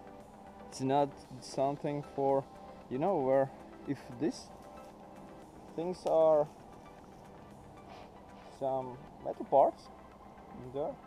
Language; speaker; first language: English; non-native, learner; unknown